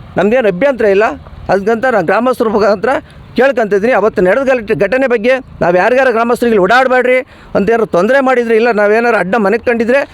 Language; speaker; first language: Kannada; native; Kannada